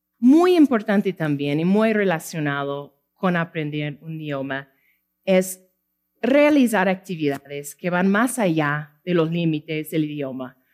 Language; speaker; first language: Spanish; non-native, fluent; English